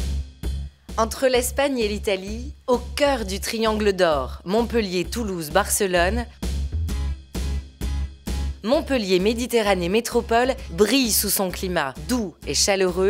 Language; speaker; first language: French; native; French